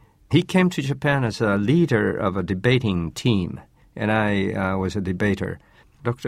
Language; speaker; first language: English; non-native, fluent; Japanese